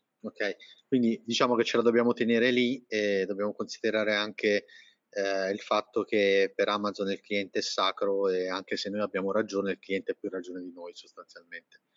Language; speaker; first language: Italian; native; Italian